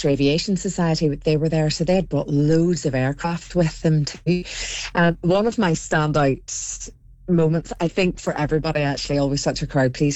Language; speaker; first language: English; native; English